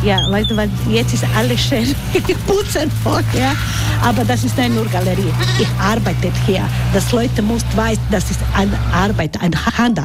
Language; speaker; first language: German; non-native, learner; Croatian